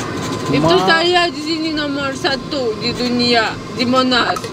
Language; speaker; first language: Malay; non-native, learner; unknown